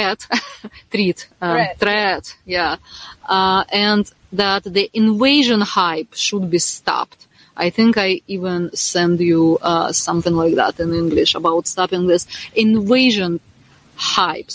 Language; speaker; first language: English; non-native, fluent; Russian